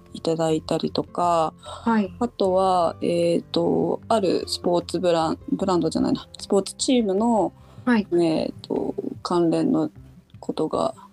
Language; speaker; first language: Japanese; native; Japanese